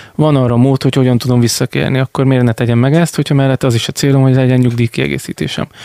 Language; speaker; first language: Hungarian; native; Hungarian